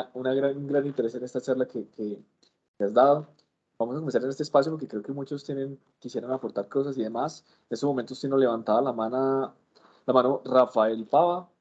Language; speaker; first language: Spanish; native; Spanish